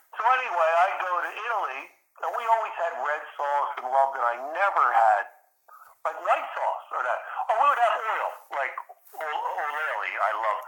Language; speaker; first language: English; early bilingual, other home language; Italian